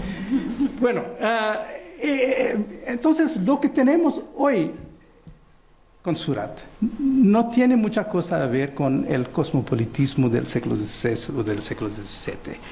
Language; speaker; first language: Spanish; non-native, fluent; Portuguese